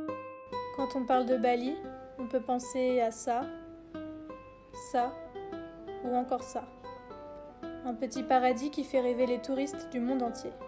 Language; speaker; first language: French; native; French